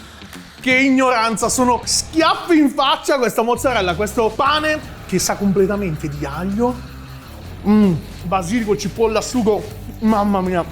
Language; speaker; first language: Italian; native; Italian